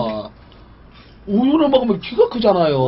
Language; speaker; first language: Korean; native; Korean